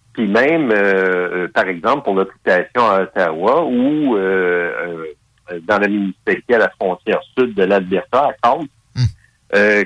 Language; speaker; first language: French; native; French